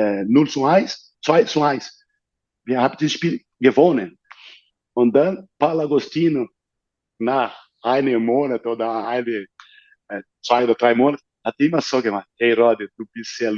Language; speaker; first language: German; non-native, learner; Portuguese